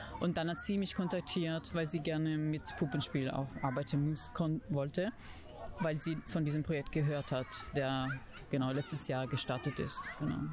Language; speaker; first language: German; non-native, fluent; Italian